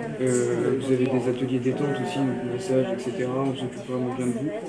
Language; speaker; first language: French; native; French